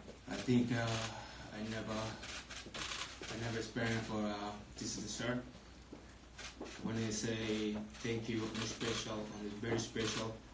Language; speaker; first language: English; non-native, learner; Spanish